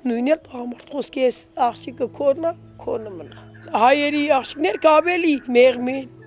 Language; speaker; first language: Armenian; non-native, local second language; Assyrian Neo-Aramaic